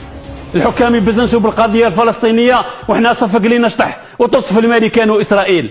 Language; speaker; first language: Arabic; native; Arabic